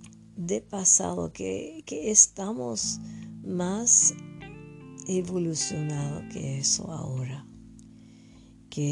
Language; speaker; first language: Spanish; non-native, fluent; French